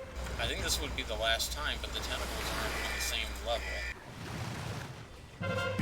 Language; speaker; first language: English; native; English